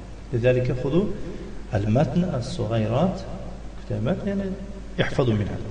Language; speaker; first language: Arabic; non-native, fluent; Tajik